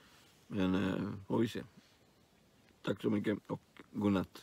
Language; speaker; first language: Swedish; non-native, learner; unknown